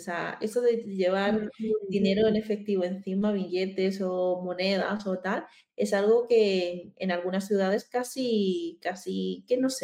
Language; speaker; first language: Spanish; early bilingual, other home language; Chinese